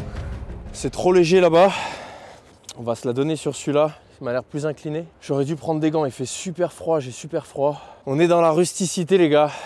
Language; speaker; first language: French; native; French